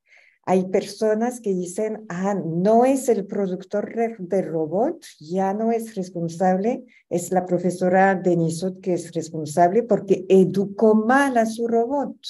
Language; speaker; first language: Spanish; non-native, fluent; French